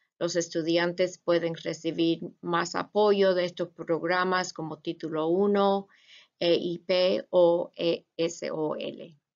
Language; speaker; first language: Spanish; non-native, fluent; English